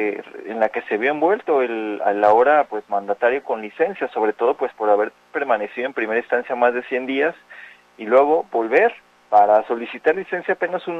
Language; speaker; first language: Spanish; native; Spanish